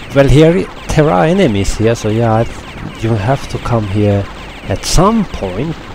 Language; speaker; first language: English; non-native, fluent; Finnish